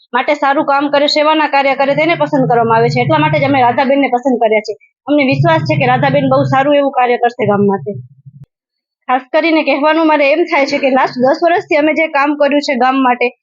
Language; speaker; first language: Gujarati; native; Gujarati